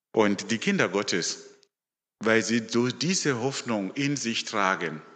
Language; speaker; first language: German; non-native, fluent; Shona